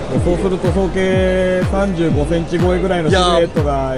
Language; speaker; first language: Japanese; native; Japanese